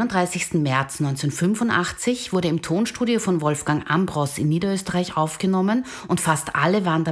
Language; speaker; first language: German; native; German